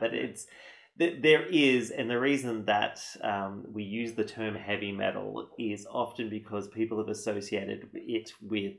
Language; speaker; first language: English; native; English